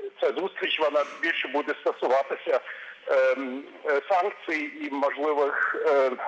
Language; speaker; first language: Ukrainian; non-native, fluent; German